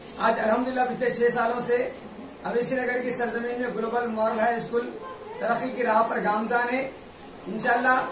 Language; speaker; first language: Urdu; native; Urdu